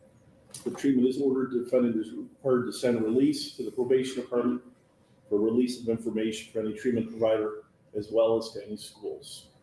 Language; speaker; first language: English; native; English